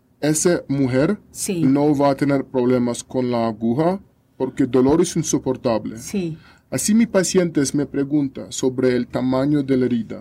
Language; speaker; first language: Spanish; non-native, learner; Russian